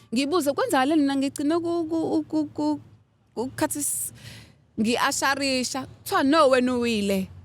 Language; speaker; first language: Zulu; native; Zulu